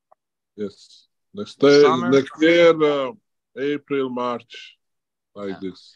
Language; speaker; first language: English; non-native, learner; Georgian